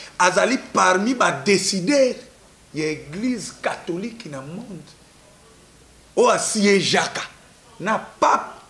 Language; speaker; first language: Lingala; native; Lingala